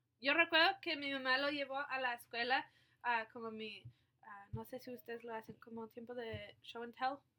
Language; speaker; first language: Spanish; non-native, fluent; English